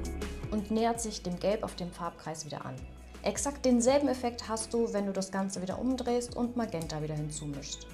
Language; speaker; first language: German; native; German